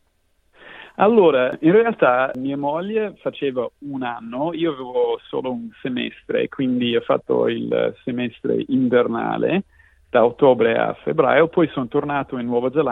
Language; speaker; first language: Italian; non-native, fluent; English